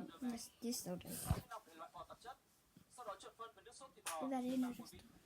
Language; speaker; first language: Danish; early bilingual, other home language; Vietnamese